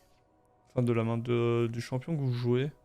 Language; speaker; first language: French; native; French